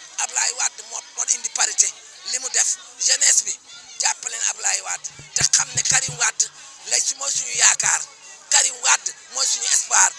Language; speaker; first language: Wolof; non-native, local second language; Fula